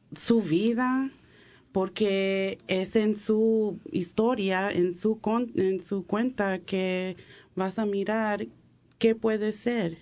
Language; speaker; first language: Spanish; early bilingual, heritage; English